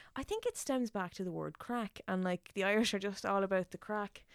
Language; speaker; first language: English; native; English